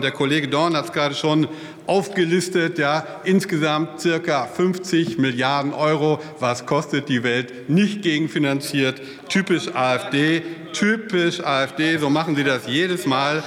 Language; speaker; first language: German; native; German